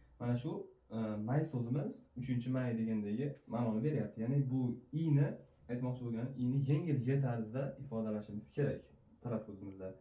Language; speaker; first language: Uzbek; native; Uzbek